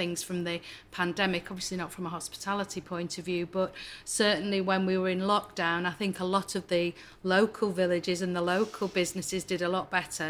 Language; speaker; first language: English; native; English